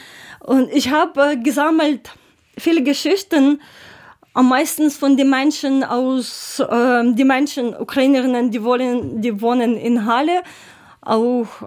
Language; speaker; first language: German; non-native, learner; Ukrainian